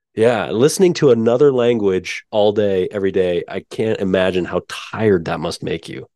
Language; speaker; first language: English; native; English